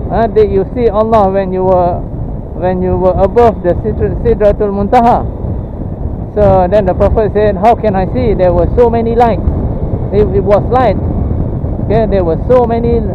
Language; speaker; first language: English; non-native, local second language; Malay